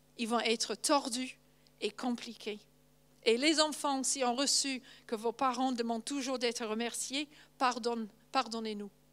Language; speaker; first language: French; non-native, fluent; English